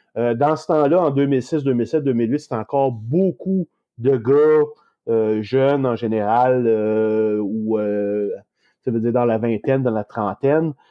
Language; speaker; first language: French; native; French